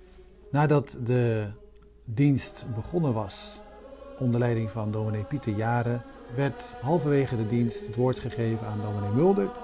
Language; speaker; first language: Dutch; native; Dutch